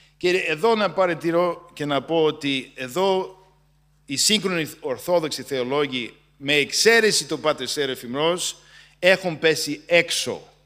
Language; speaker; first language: Greek; non-native, fluent; English